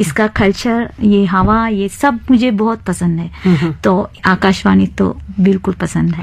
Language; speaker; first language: Hindi; non-native, fluent; Sinhala